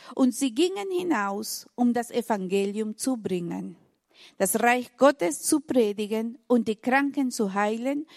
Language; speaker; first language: German; non-native, fluent; Spanish